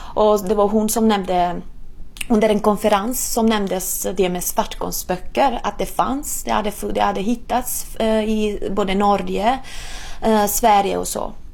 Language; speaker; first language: Swedish; non-native, fluent; Italian